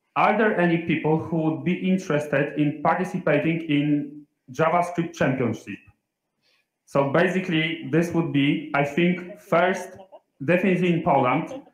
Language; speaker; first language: English; non-native, fluent; Polish